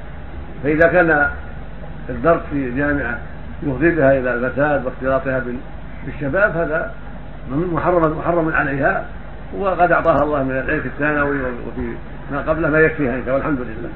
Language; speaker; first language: Arabic; native; Arabic